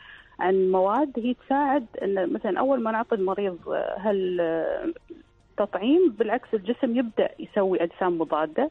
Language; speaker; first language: Arabic; native; Arabic